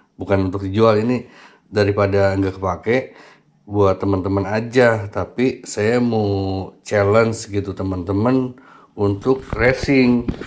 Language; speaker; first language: Indonesian; native; Indonesian